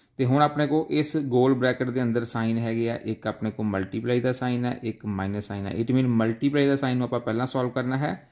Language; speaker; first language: Hindi; non-native, local second language; Punjabi